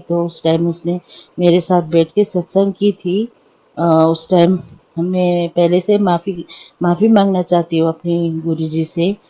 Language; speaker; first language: Hindi; non-native, local second language; Nepali